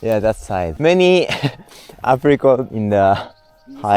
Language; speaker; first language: English; non-native, learner; Japanese